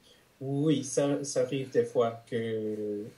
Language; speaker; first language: French; non-native, fluent; English